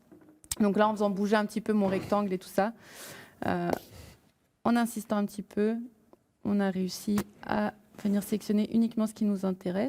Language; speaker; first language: French; native; French